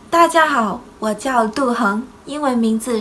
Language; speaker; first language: Chinese; early bilingual, other home language; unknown